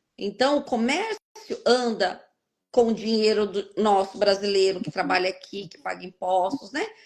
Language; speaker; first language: Portuguese; native; Portuguese